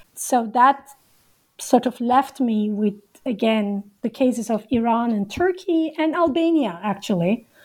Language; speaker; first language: English; non-native, fluent; Turkish